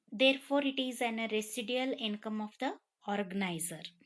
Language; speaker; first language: English; non-native, local second language; Kannada